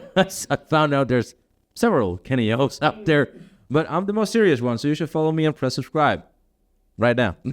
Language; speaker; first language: English; non-native, fluent; Danish